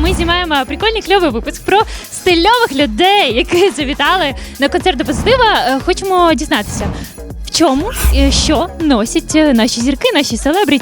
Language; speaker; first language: Ukrainian; native; Ukrainian